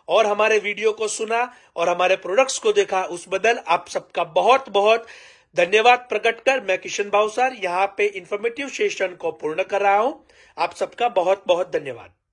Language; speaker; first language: Hindi; non-native, local second language; Gujarati